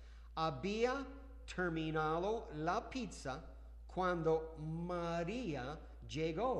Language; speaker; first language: Spanish; non-native, learner; English